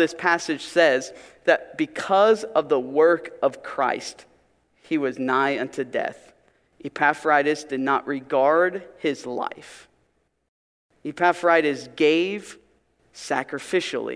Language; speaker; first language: English; native; English